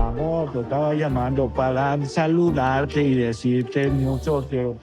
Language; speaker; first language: Spanish; native; Spanish